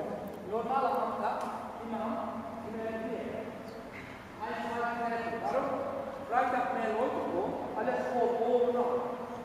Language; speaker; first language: German; non-native, learner; Turkish